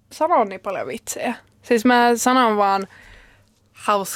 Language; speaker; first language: Finnish; early bilingual, heritage; Finnish